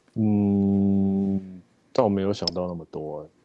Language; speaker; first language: Chinese; non-native, local second language; Min Nan Chinese